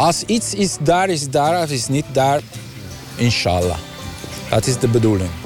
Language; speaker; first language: Dutch; non-native, learner; Italian